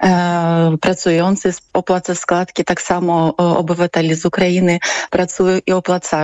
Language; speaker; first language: Polish; non-native, fluent; Ukrainian